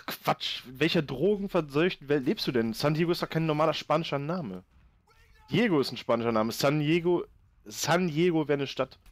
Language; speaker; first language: German; native; German